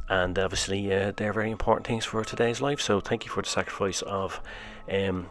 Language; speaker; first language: English; native; English